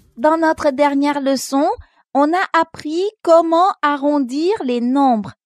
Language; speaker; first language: French; non-native, local second language; Wolof